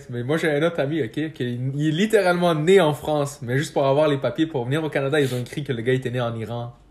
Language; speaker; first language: French; early bilingual, other home language; Persian